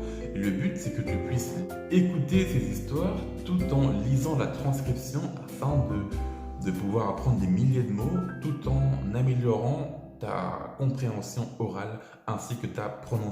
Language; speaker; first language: French; native; French